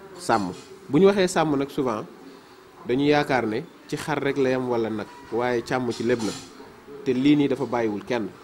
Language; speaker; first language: Wolof; non-native, local second language; Fula